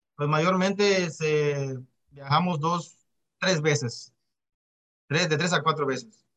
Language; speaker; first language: Spanish; native; Spanish